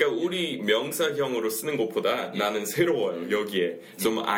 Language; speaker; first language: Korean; non-native, fluent; English